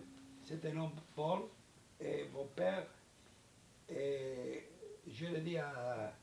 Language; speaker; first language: French; non-native, learner; Spanish